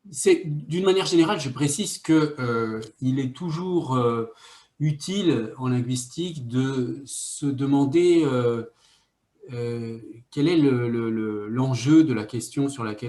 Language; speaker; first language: French; native; French